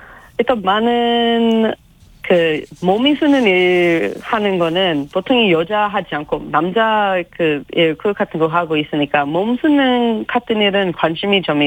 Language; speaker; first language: Korean; non-native, learner; English